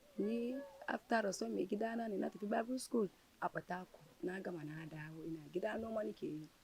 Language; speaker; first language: Hausa; non-native, local second language; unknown